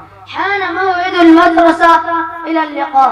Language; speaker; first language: Arabic; non-native, learner; Urdu